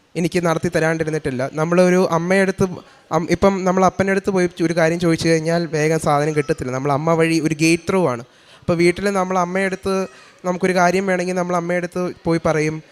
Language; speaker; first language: Malayalam; early bilingual, heritage; Malayalam